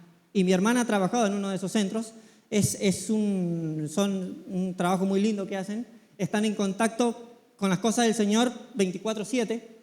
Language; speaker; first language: Spanish; native; Spanish